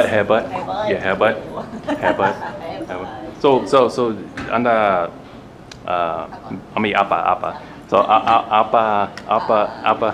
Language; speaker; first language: Indonesian; non-native, learner; English